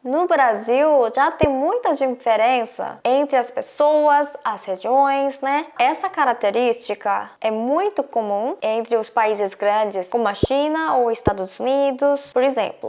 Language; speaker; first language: Portuguese; non-native, fluent; Korean